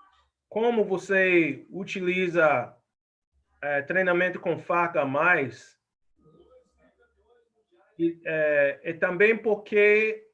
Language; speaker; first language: Portuguese; non-native, fluent; English